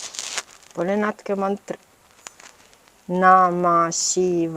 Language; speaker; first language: Hindi; non-native, learner; Italian